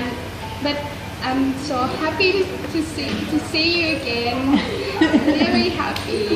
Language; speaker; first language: English; non-native, learner; Thai